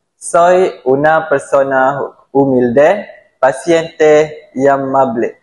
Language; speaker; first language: Spanish; non-native, learner; Malay